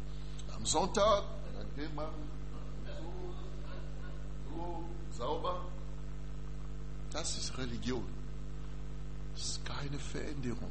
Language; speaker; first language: German; non-native, learner; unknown